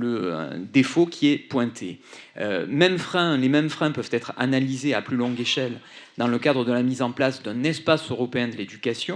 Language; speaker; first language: French; native; French